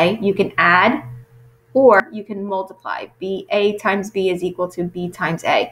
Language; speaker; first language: English; native; English